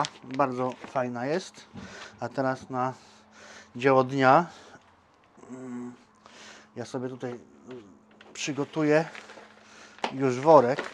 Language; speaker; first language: Polish; native; Polish